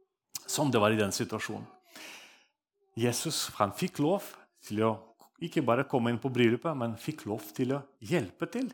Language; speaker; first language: Norwegian; non-native, fluent; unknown